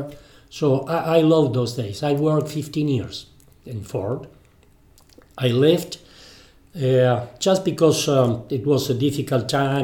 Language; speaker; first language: English; non-native, fluent; Spanish